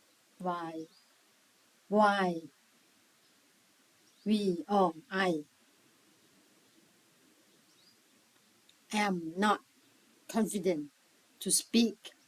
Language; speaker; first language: English; non-native, learner; Thai